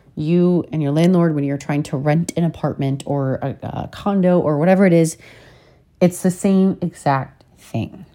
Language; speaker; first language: English; native; English